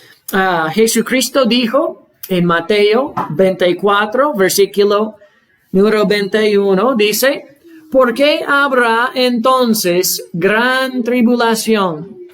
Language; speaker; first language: Spanish; non-native, fluent; English